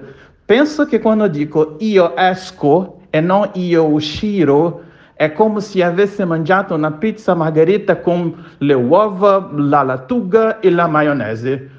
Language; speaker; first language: Italian; non-native, learner; Portuguese